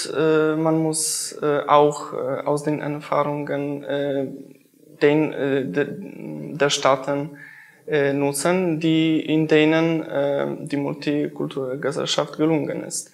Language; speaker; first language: German; non-native, fluent; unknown